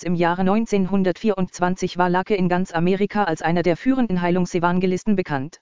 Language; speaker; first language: German; native; German